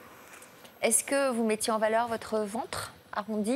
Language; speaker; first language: French; native; French